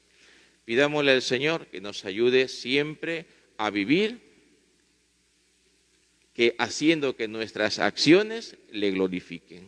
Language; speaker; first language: Spanish; native; Spanish